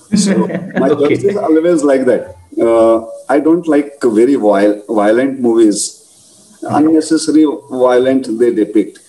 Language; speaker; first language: English; non-native, local second language; Marathi